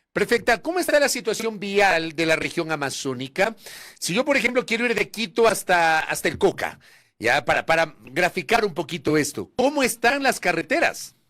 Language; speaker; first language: Spanish; native; Spanish